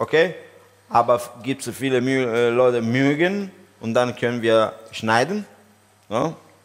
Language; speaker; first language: German; non-native, learner; Italian